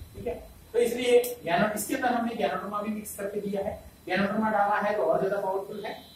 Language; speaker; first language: Hindi; non-native, local second language; Malayalam